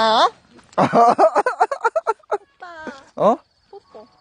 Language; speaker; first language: Korean; non-native, learner; Japanese